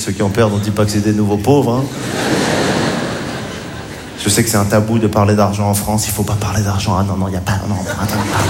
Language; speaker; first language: French; native; French